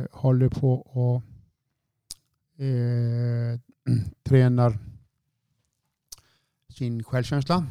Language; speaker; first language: Swedish; non-native, fluent; Icelandic